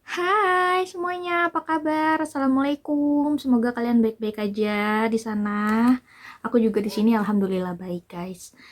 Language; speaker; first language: Indonesian; native; Indonesian